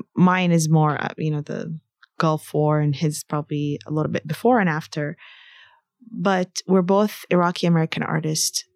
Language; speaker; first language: English; early bilingual, other home language; Arabic